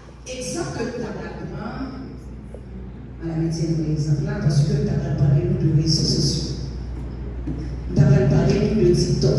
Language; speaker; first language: French; non-native, local second language; Haitian Creole